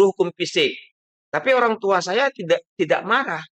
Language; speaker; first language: Indonesian; native; Indonesian